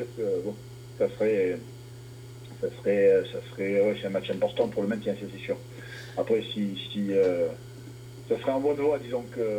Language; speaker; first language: French; native; French